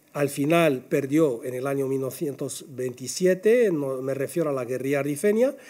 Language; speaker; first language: Spanish; non-native, fluent; Arabic